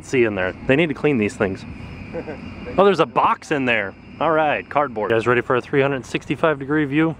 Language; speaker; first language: English; native; English